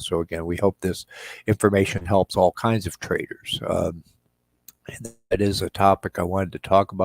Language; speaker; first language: English; native; English